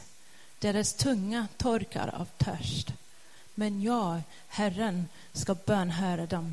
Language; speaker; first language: Swedish; non-native, fluent; English